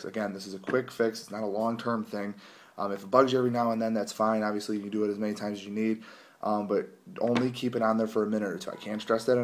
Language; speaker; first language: English; native; English